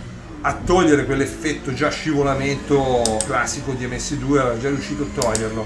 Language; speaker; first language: Italian; native; Italian